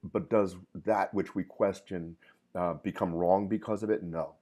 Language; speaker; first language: English; native; English